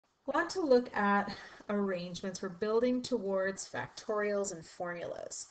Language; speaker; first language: English; native; English